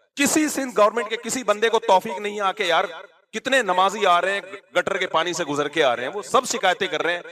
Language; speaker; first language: Urdu; native; Urdu